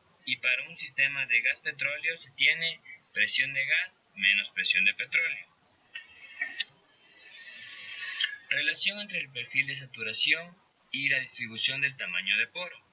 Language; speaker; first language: Spanish; native; Spanish